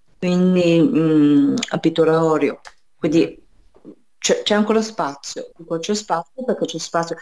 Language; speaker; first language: Italian; non-native, fluent; Chinese